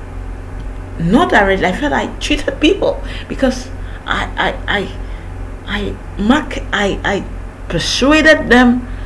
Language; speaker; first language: English; non-native, local second language; Yoruba